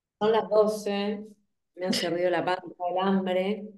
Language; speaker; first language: Spanish; native; Spanish